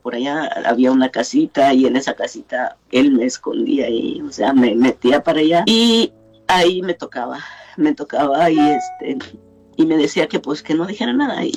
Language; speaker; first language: Spanish; native; Spanish